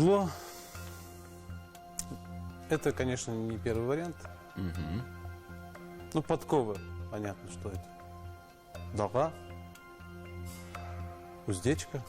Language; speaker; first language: Russian; non-native, local second language; Tatar